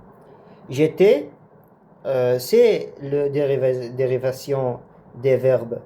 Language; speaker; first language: French; non-native, learner; Arabic